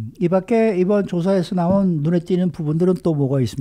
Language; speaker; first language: Korean; native; Korean